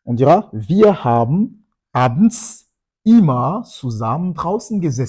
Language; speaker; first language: German; non-native, fluent; French